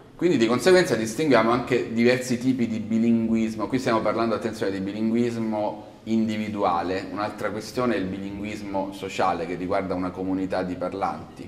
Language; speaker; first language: Italian; native; Italian